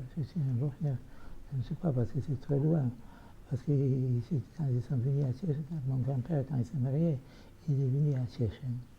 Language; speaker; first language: French; non-native, fluent; Yiddish